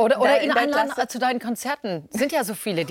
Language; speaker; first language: German; native; German